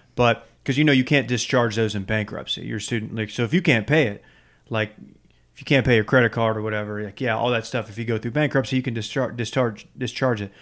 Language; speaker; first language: English; native; English